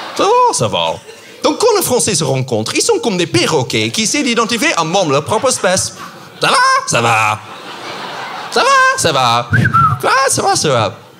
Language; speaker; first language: French; non-native, fluent; English